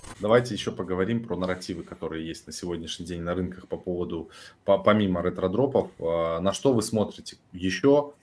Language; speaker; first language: Russian; native; Russian